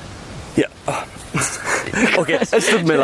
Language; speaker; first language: German; non-native, learner; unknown